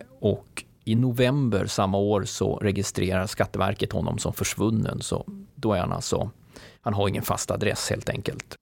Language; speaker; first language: Swedish; native; Swedish